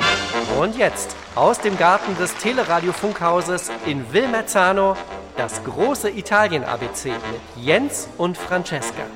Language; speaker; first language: German; native; German